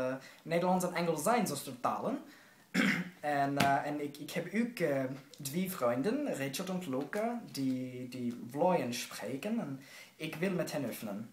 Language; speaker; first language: Dutch; non-native, learner; English